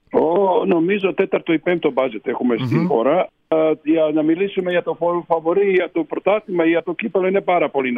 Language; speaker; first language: Greek; non-native, fluent; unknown